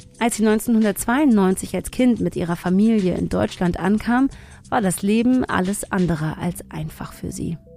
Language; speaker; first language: German; early bilingual, other home language; Tigrinya